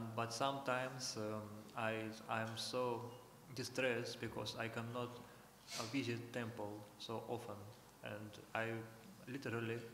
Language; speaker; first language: English; non-native, learner; Russian